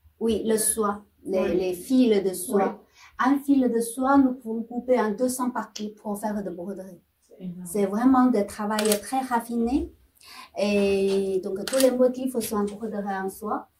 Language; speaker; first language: French; non-native, fluent; Chinese